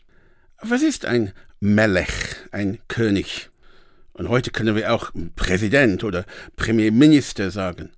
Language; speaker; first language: German; non-native, fluent; English